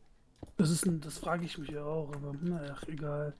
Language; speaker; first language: German; native; German